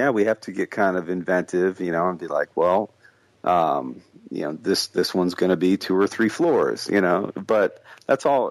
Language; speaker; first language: English; native; English